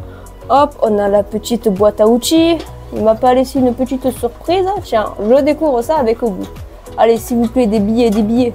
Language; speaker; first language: French; native; French